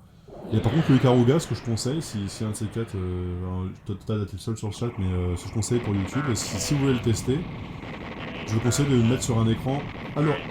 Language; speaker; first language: French; native; French